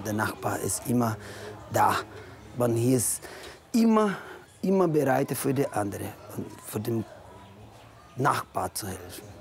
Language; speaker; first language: German; non-native, learner; Portuguese